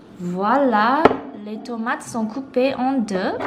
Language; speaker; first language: French; non-native, learner; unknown